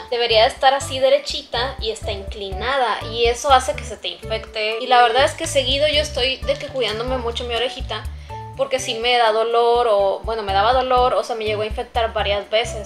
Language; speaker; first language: Spanish; native; Spanish